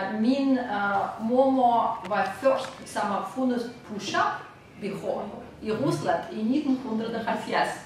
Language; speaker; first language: Danish; non-native, fluent; Russian